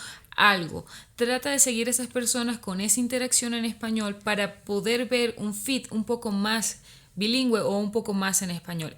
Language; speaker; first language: Spanish; native; Spanish